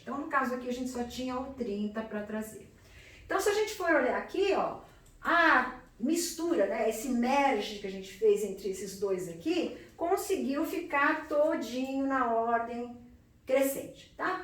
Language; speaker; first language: Portuguese; native; Portuguese